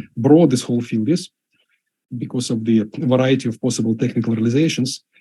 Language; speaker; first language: English; non-native, fluent; Russian